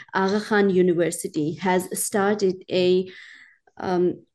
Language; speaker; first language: English; non-native, local second language; Urdu